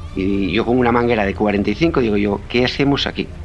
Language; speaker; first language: Spanish; native; Spanish